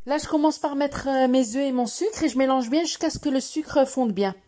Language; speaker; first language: French; non-native, local second language; Arabic